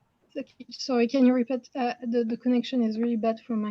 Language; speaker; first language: English; non-native, fluent; French